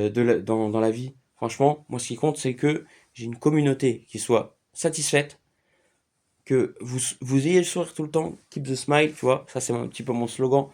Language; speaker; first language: French; native; French